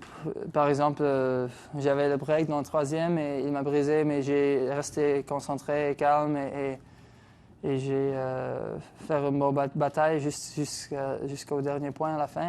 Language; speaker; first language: French; non-native, local second language; English